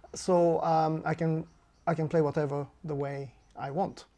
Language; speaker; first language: English; non-native, fluent; Japanese